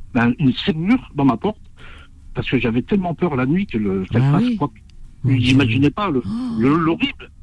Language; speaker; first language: French; native; French